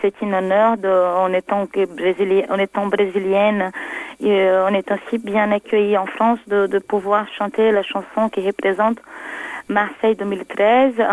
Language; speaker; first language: French; non-native, fluent; Portuguese